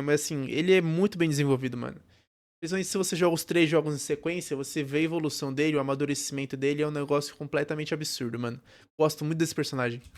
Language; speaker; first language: Portuguese; native; Portuguese